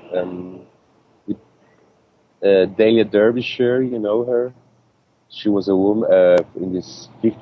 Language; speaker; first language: English; non-native, fluent; Swiss German